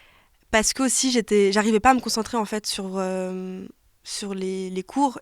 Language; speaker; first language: French; native; French